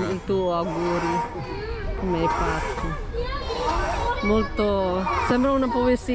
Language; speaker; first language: Italian; non-native, fluent; Filipino